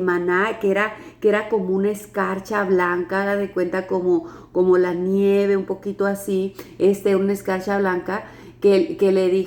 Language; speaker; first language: Spanish; native; Spanish